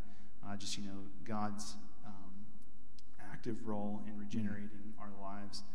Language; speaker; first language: English; native; English